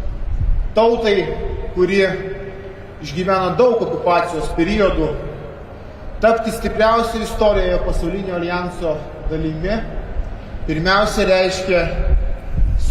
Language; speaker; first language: Lithuanian; native; Lithuanian